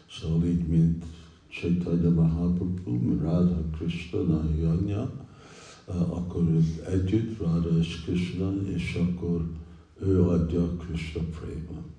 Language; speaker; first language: Hungarian; early bilingual, heritage; English